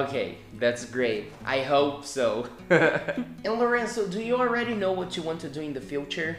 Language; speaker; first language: English; non-native, fluent; Portuguese